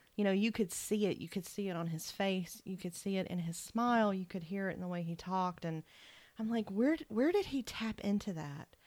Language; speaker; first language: English; native; English